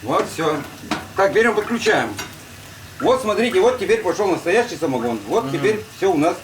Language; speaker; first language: Russian; native; Russian